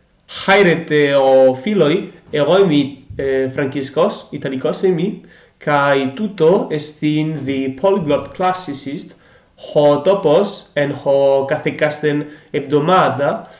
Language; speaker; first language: Greek; non-native, learner; Italian